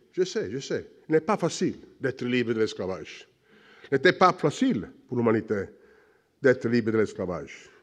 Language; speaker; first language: French; non-native, learner; Sicilian